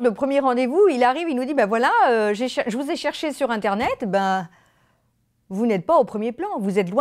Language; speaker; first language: French; native; French